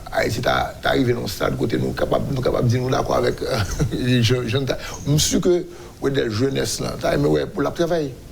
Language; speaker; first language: French; non-native, local second language; Haitian Creole